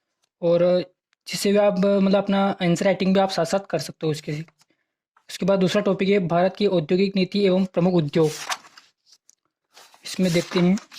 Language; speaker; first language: Hindi; native; Hindi